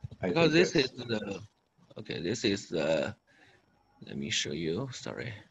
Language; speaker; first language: English; non-native, learner; Chinese